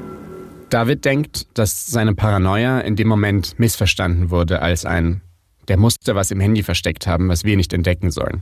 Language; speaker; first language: German; native; German